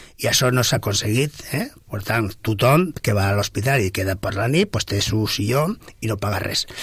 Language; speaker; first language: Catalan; non-native, local second language; Spanish